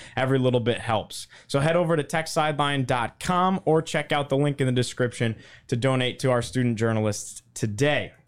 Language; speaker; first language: English; native; English